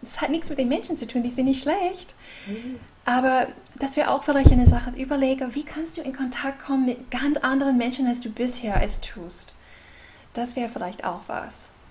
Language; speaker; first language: German; non-native, fluent; English